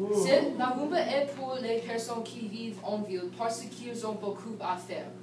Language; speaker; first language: French; non-native, learner; English